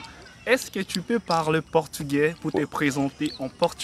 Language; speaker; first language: French; non-native, fluent; Portuguese